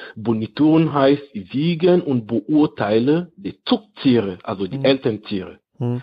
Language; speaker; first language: German; non-native, fluent; French